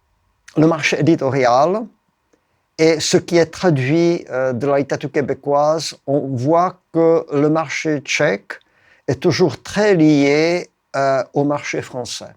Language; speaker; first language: French; non-native, fluent; Czech